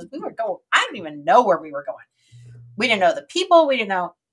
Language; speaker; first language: English; native; English